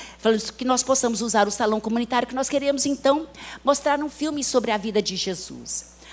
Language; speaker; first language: Portuguese; early bilingual, other home language; English